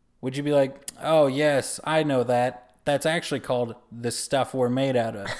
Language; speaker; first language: English; native; English